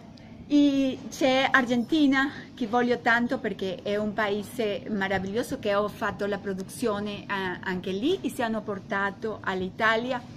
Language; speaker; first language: Italian; non-native, learner; Spanish